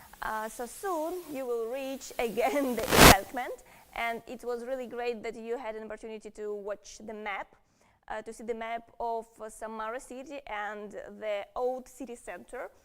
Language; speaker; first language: English; non-native, fluent; Russian